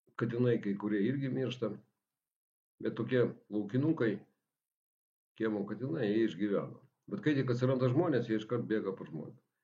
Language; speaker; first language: Lithuanian; non-native, local second language; Russian